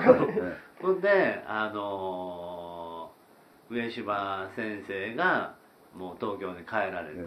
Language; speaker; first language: Japanese; native; Japanese